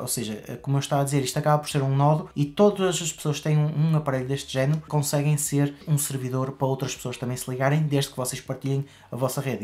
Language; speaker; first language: Portuguese; native; Portuguese